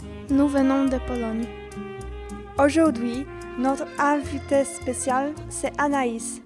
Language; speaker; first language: French; non-native, learner; Polish